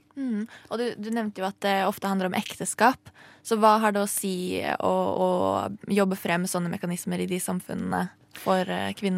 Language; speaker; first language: Norwegian; native; Norwegian